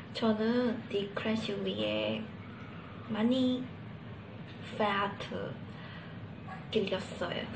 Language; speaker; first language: Korean; non-native, learner; Burmese